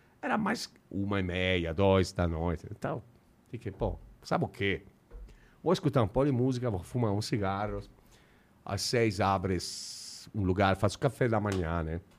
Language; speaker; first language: Portuguese; non-native, fluent; Italian